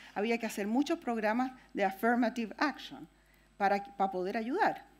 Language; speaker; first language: Spanish; native; Spanish